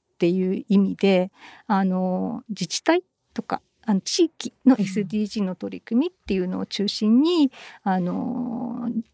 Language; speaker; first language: Japanese; native; Japanese